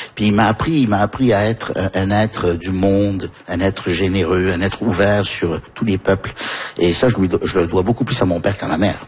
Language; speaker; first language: French; early bilingual, heritage; French